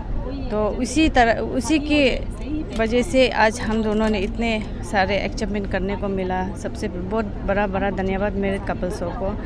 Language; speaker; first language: Hindi; non-native, local second language; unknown